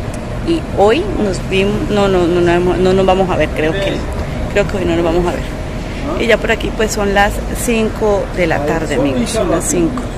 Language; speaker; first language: Spanish; native; Spanish